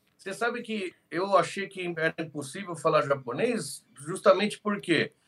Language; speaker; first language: Portuguese; early bilingual, other home language; Spanish